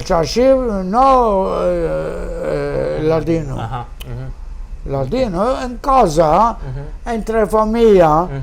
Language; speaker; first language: Spanish; early bilingual, heritage; Ladino